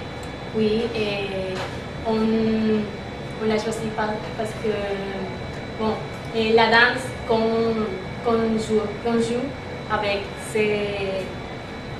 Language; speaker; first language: French; non-native, learner; Spanish